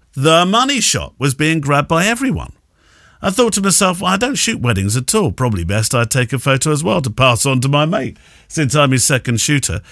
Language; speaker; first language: English; native; English